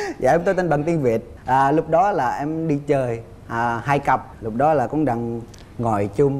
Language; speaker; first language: Vietnamese; non-native, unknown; Indonesian